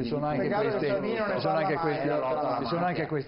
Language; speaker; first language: Italian; native; Italian